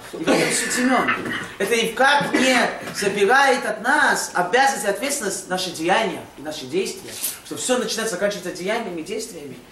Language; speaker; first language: Russian; early bilingual, heritage; Russian